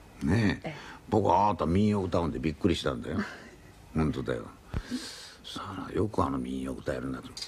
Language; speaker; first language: Japanese; native; Japanese